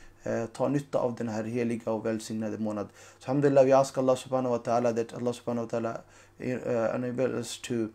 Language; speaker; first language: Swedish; non-native, fluent; Urdu